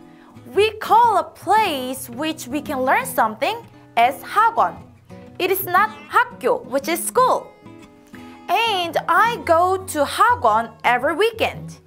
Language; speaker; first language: English; non-native, fluent; Korean